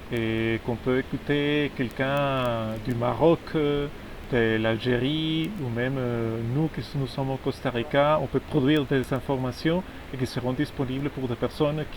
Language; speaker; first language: French; non-native, fluent; Spanish